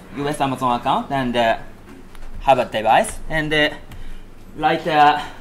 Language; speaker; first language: English; non-native, learner; Japanese